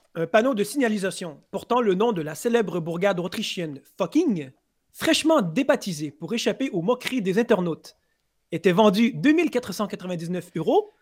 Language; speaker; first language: French; native; French